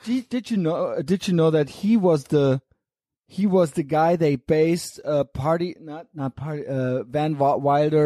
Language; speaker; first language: English; non-native, fluent; German